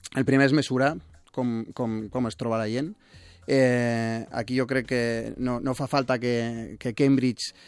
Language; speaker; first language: Catalan; non-native, local second language; Spanish